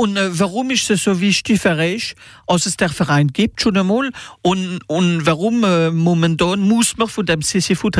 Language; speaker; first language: German; non-native, local second language; Swiss German